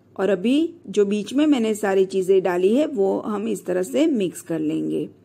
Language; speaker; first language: Hindi; non-native, local second language; Gujarati